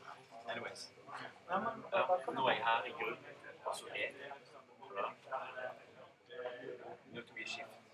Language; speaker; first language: Norwegian; native; Norwegian